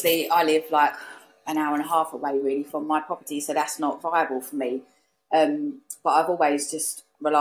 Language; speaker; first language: English; native; English